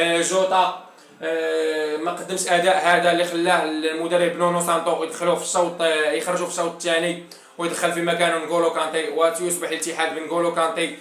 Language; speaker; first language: Arabic; native; Arabic